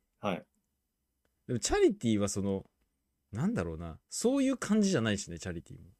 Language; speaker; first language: Japanese; native; Japanese